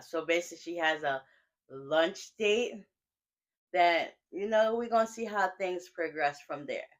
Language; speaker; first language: English; native; English